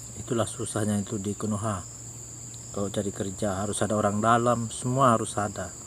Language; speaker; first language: Indonesian; native; Indonesian